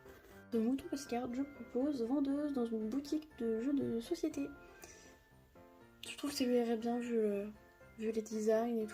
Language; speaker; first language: French; native; French